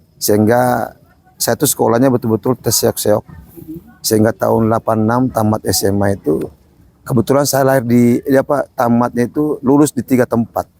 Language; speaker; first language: Indonesian; non-native, local second language; Buginese